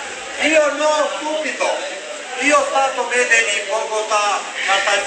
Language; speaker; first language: Italian; non-native, fluent; Albanian